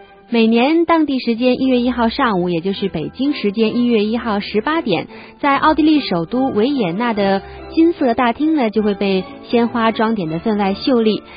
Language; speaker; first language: Chinese; native; Chinese